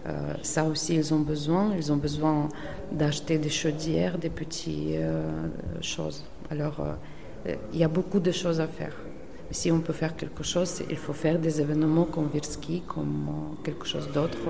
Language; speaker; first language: French; non-native, fluent; Ukrainian